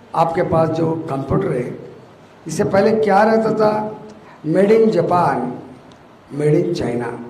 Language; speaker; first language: Hindi; non-native, local second language; Telugu